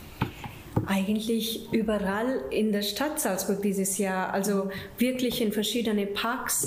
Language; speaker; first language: German; non-native, fluent; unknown